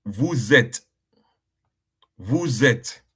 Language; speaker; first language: French; non-native, fluent; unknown